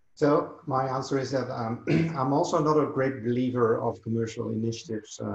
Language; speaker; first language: English; non-native, fluent; Dutch